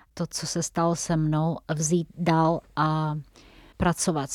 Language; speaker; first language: Czech; non-native, fluent; Tatar